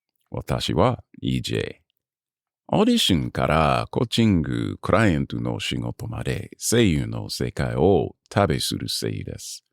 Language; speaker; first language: Japanese; non-native, learner; English